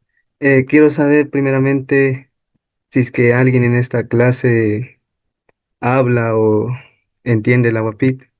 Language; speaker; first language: Spanish; non-native, local second language; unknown